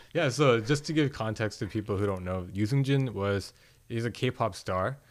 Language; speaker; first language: English; native; English